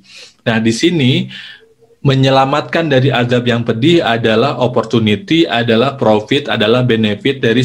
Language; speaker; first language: Indonesian; native; Indonesian